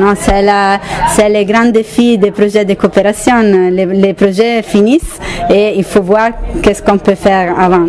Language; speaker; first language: French; non-native, fluent; Italian